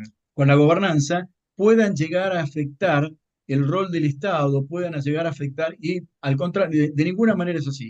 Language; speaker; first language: Spanish; native; Spanish